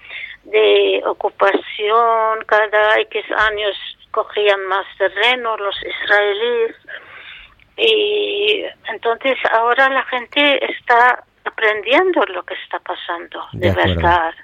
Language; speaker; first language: Spanish; non-native, fluent; Arabic